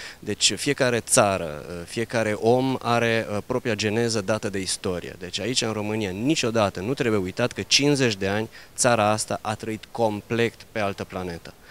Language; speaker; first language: Romanian; early bilingual, heritage; Romanian